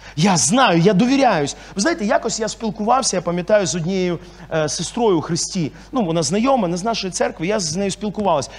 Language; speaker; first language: Ukrainian; non-native, local second language; Russian